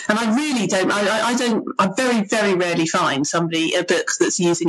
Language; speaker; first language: English; native; English